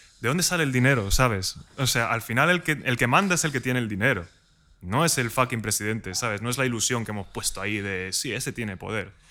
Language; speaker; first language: Spanish; native; Spanish